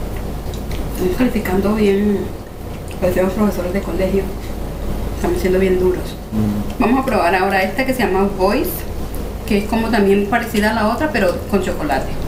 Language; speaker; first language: Spanish; native; Spanish